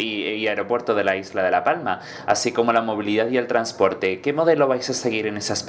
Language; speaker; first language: Spanish; native; Spanish